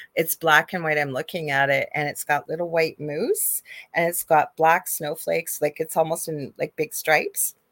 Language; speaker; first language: English; native; English